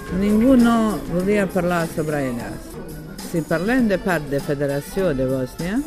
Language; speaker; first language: Catalan; non-native, fluent; Bosnian